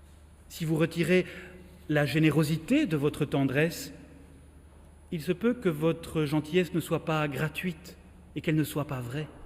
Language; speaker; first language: French; native; French